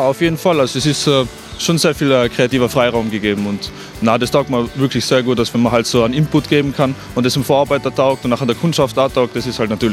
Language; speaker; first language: German; native; German